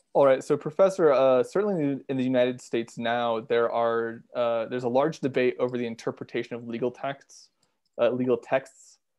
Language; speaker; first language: English; native; English